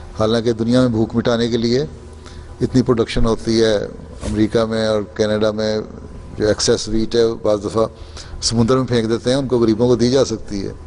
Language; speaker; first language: Urdu; native; Urdu